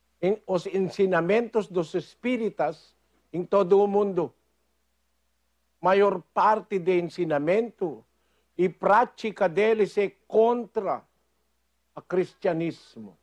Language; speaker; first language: Portuguese; non-native, fluent; Filipino